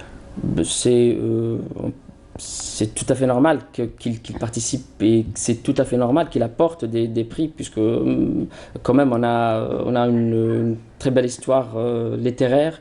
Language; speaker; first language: French; non-native, local second language; Arabic